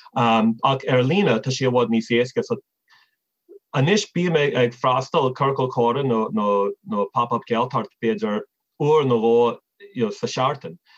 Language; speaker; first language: Irish; non-native, fluent; English